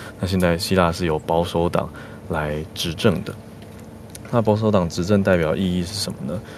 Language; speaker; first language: Chinese; native; Chinese